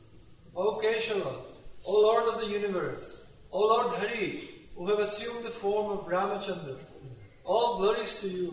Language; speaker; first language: English; non-native, local second language; Tamil